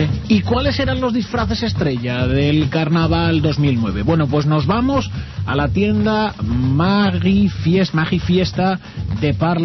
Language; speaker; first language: Spanish; native; Spanish